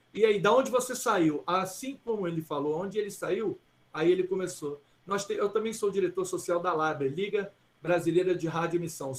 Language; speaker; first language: Portuguese; early bilingual, other home language; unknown